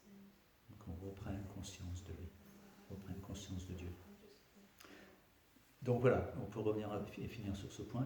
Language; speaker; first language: French; native; French